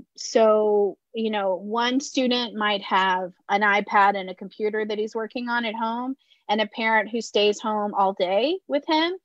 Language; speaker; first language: English; early bilingual, other home language; Spanish